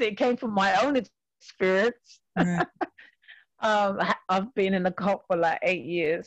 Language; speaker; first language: English; native; English